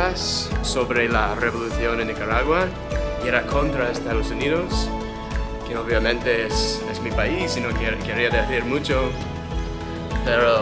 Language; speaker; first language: Spanish; non-native, fluent; English